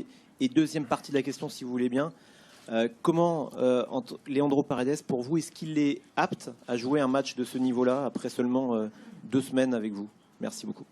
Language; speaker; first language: French; native; French